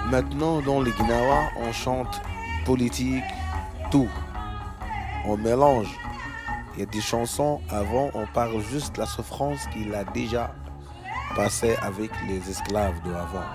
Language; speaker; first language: French; non-native, learner; Arabic